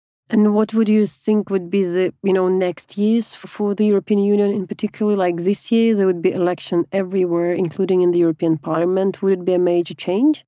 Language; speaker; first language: English; non-native, fluent; Ukrainian